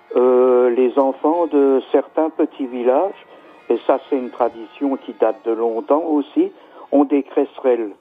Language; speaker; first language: French; native; French